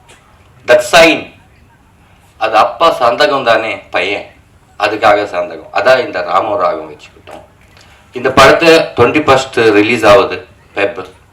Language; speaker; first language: Tamil; non-native, learner; Telugu